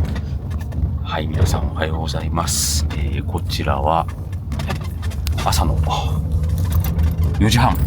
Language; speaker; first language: Japanese; native; Japanese